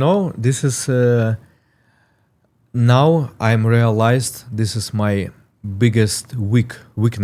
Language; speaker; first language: English; non-native, learner; Russian